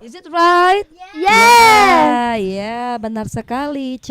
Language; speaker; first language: English; non-native, learner; Indonesian